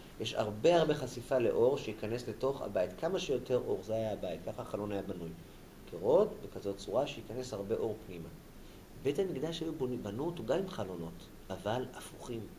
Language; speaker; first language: Hebrew; native; Hebrew